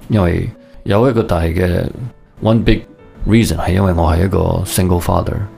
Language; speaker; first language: Cantonese; early bilingual, heritage; Cantonese